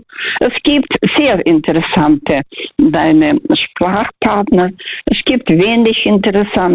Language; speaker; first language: German; non-native, fluent; Russian